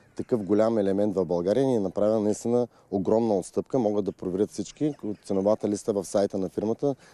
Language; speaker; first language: Bulgarian; native; Bulgarian